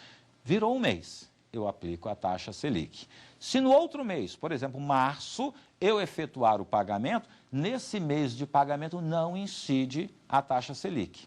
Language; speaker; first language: Portuguese; native; Portuguese